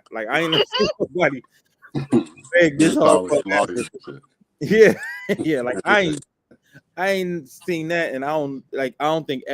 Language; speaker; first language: English; native; English